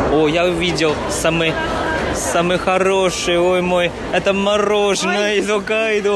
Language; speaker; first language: Russian; non-native, fluent; Chinese